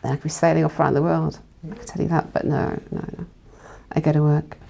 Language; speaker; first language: English; native; English